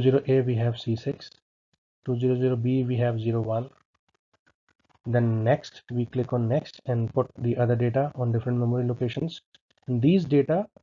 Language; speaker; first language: English; non-native, local second language; Hindi